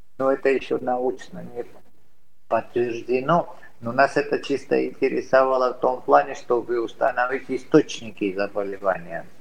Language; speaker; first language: Russian; non-native, local second language; Georgian